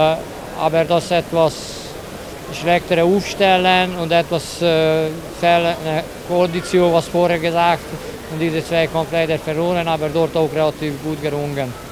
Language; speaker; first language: German; non-native, learner; Hungarian